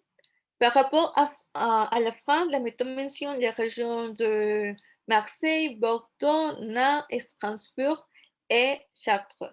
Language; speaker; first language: French; non-native, fluent; Spanish